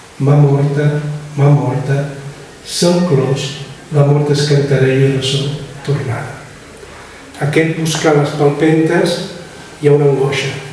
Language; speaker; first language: Catalan; native; Catalan